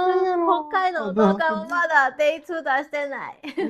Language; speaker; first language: Japanese; non-native, fluent; Cantonese